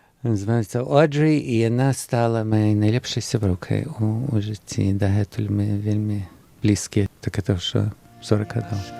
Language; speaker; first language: Belarusian; early bilingual, heritage; Belarusian